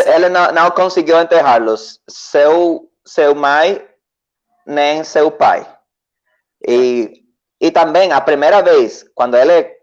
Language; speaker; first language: Portuguese; non-native, learner; Spanish